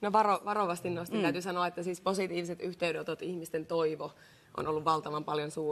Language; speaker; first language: Finnish; native; Finnish